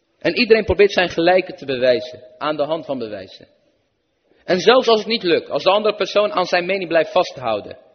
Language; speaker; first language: Dutch; early bilingual, other home language; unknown